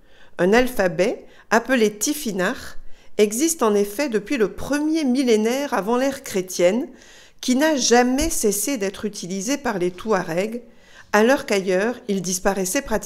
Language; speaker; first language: French; native; French